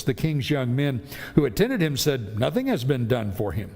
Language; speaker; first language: English; native; English